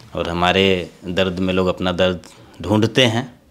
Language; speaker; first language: Hindi; native; Hindi